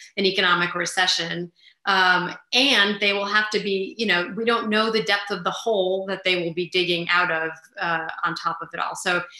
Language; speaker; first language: English; early bilingual, other home language; Armenian